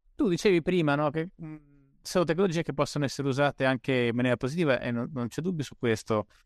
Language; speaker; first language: Italian; native; Italian